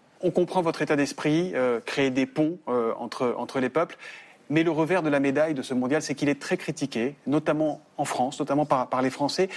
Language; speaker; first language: French; native; French